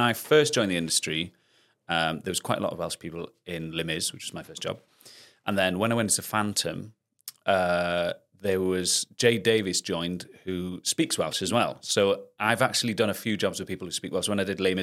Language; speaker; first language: English; non-native, local second language; Welsh